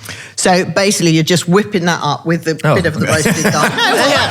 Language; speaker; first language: English; native; English